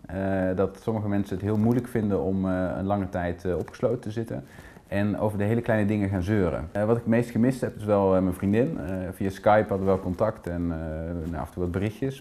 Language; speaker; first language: Dutch; native; Dutch